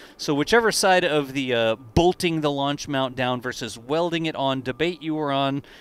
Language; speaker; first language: English; native; English